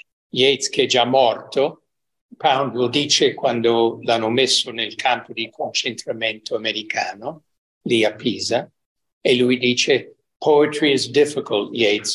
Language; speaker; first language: Italian; non-native, fluent; English